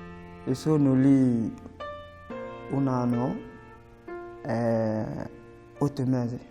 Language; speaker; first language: Italian; non-native, learner; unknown